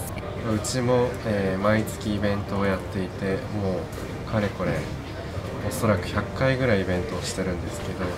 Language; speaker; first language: Japanese; native; Japanese